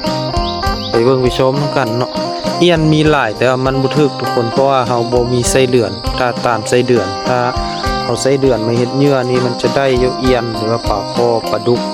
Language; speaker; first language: Thai; non-native, local second language; Lao